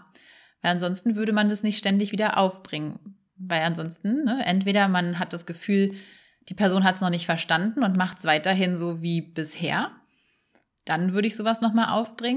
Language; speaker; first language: German; native; German